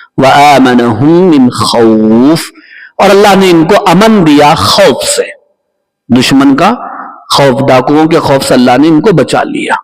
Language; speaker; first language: Urdu; native; Urdu